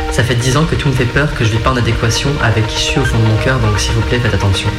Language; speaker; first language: French; native; French